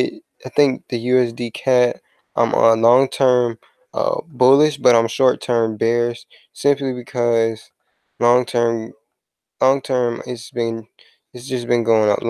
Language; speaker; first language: English; native; English